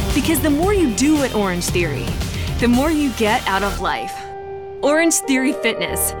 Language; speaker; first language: English; native; English